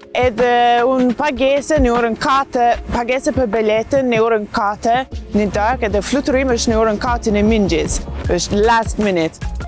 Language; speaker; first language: Albanian; non-native, learner; English